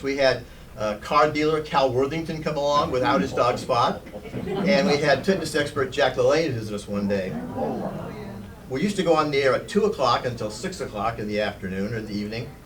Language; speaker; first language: English; native; English